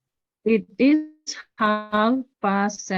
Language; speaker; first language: English; non-native, learner; Indonesian